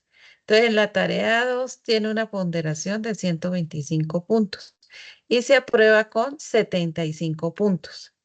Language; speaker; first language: Spanish; native; Spanish